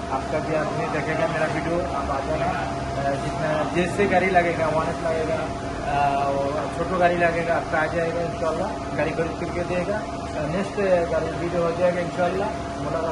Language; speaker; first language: Hindi; non-native, learner; Bangla